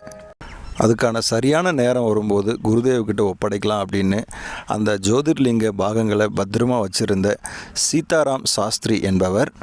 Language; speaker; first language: Tamil; native; Tamil